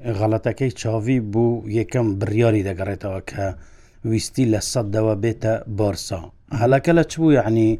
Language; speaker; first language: Central Kurdish; non-native, local second language; Kurdish